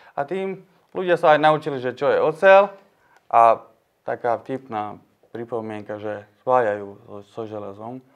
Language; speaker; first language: Slovak; non-native, local second language; Hungarian